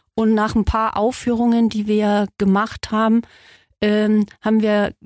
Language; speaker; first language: German; native; German